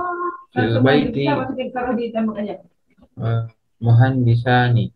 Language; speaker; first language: Arabic; non-native, learner; Indonesian